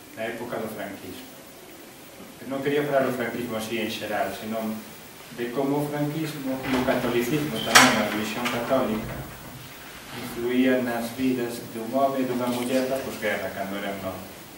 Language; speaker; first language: Galician; non-native, local second language; Spanish